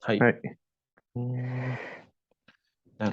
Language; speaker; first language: Japanese; non-native, fluent; Indonesian